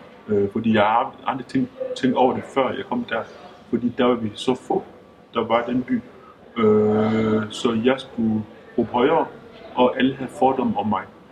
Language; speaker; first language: Danish; early bilingual, other home language; Lingala